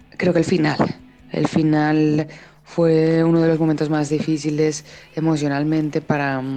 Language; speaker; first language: Spanish; native; Spanish